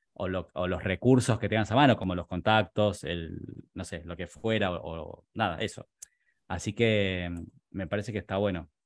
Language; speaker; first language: Spanish; native; Spanish